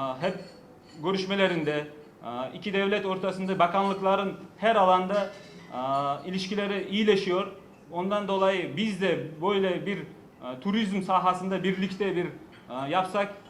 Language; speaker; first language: Turkish; non-native, learner; Uzbek